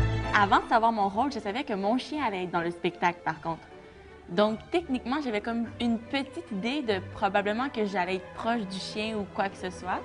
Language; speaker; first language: French; native; French